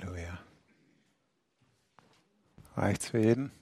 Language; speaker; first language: German; native; German